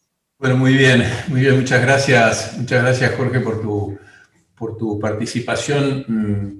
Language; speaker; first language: Spanish; native; Spanish